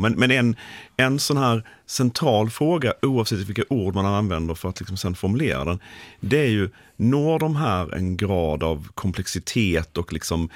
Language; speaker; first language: Swedish; native; Swedish